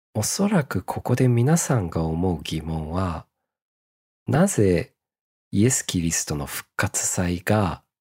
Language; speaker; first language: Japanese; early bilingual, heritage; Japanese